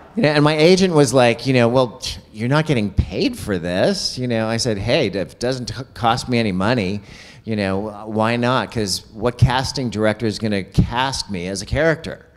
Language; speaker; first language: English; native; English